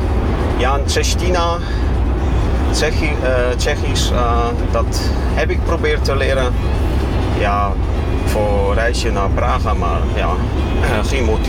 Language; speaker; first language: Dutch; non-native, fluent; Kashubian